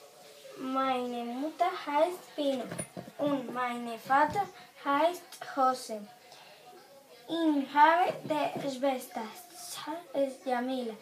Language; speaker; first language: German; non-native, learner; Spanish